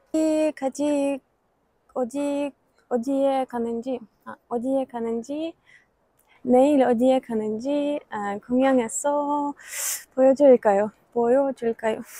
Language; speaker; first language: Korean; non-native, learner; Ukrainian